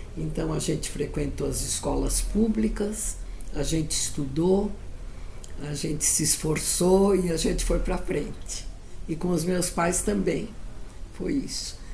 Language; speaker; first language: Portuguese; early bilingual, other home language; Yiddish